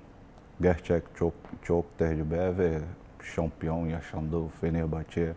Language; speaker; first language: Turkish; non-native, learner; Portuguese